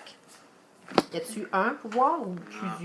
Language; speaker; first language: French; native; French